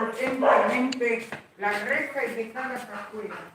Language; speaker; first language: Spanish; native; Spanish